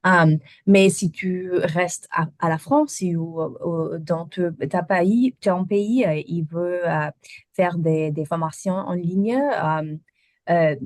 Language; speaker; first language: French; non-native, learner; German